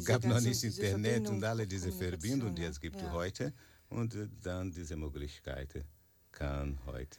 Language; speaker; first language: German; non-native, learner; Portuguese